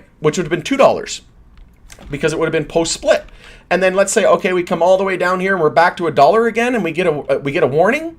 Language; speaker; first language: English; native; English